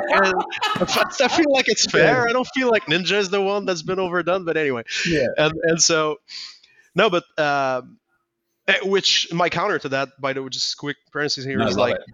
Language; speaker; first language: English; non-native, fluent; French